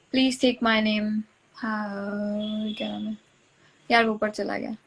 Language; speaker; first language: Hindi; native; Hindi